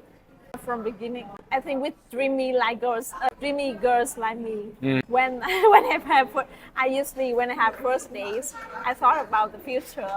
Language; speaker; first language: English; non-native, learner; Vietnamese